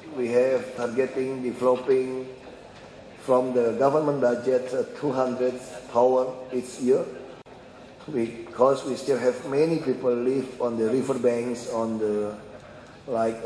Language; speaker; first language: English; non-native, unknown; Indonesian